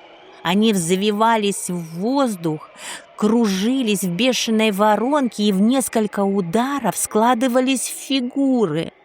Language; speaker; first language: Russian; native; Russian